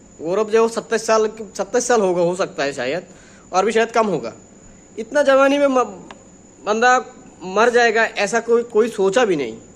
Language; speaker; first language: Hindi; non-native, learner; Bangla